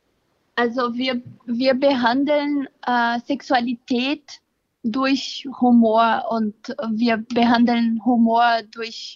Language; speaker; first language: German; non-native, fluent; Portuguese